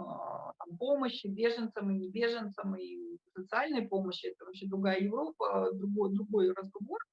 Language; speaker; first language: Russian; native; Russian